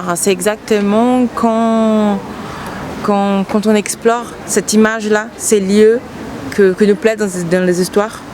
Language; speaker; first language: French; non-native, fluent; Portuguese